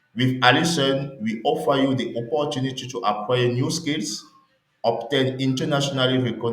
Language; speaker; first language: English; non-native, local second language; French